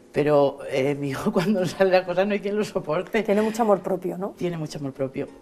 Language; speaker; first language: Spanish; native; Spanish